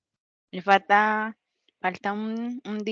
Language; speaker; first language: Portuguese; non-native, fluent; Spanish